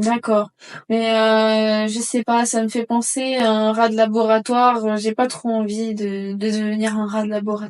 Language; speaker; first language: French; native; French